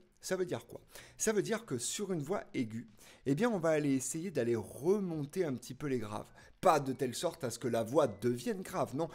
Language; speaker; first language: French; native; French